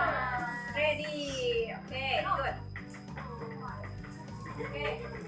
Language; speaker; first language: English; non-native, learner; Indonesian